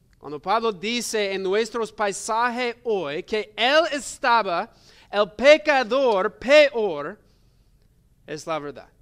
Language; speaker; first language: Spanish; non-native, learner; English